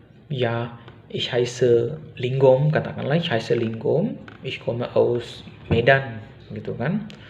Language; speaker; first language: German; non-native, fluent; Indonesian